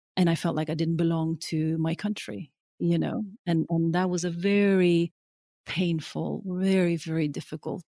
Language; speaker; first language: English; early bilingual, other home language; Norwegian